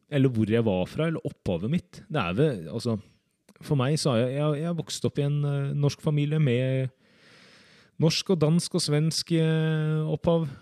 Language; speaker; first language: Norwegian; native; Norwegian